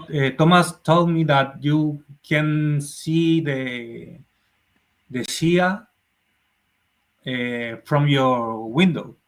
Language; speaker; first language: English; non-native, learner; Spanish